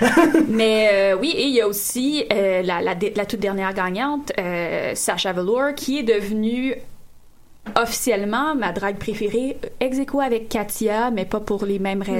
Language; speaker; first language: French; native; French